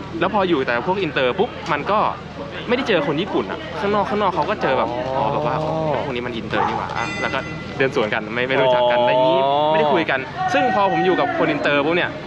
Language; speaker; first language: Thai; native; Thai